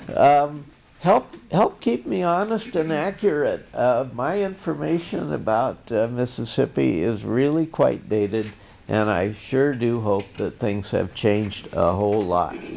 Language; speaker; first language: English; native; English